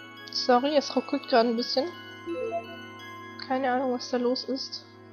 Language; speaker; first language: German; native; German